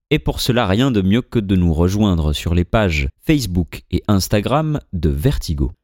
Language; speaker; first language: French; native; French